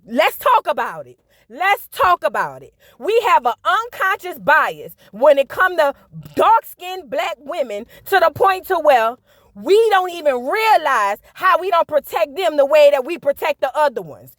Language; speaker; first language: English; native; English